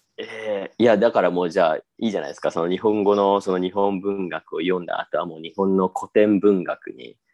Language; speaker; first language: Japanese; native; Japanese